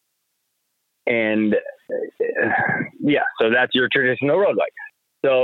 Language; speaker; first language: English; native; English